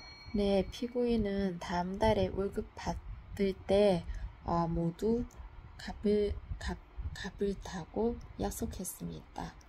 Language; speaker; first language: Korean; non-native, fluent; Vietnamese